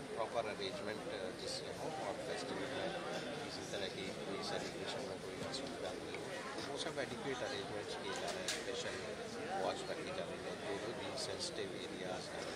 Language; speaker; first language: Hindi; non-native, local second language; Bangla